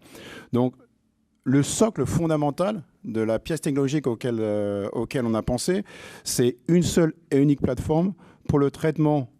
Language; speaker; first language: French; native; French